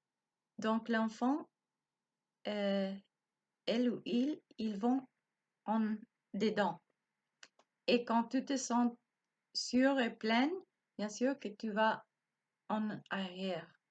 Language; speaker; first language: French; non-native, learner; Spanish